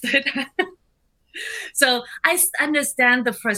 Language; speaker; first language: English; non-native, fluent; German